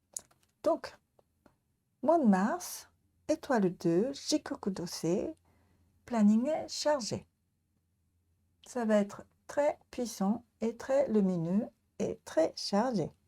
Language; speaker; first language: French; non-native, learner; Japanese